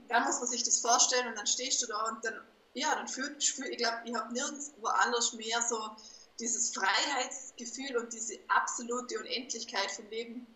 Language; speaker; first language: German; native; German